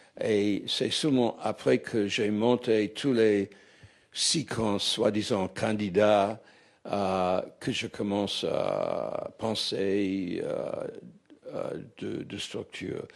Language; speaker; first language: French; non-native, fluent; English